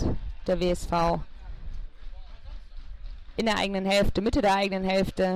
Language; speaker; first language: German; native; German